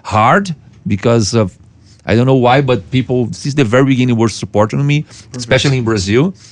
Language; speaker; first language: English; non-native, fluent; Portuguese